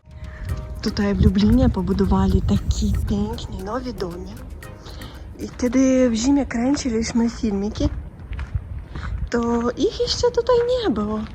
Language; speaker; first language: Polish; non-native, learner; Russian